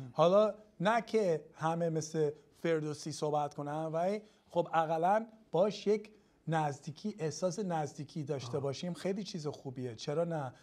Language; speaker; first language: Persian; early bilingual, other home language; English